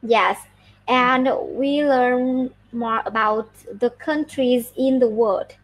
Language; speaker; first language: English; non-native, learner; Vietnamese